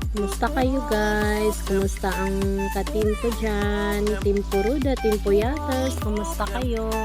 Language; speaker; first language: Filipino; non-native, local second language; Cebuano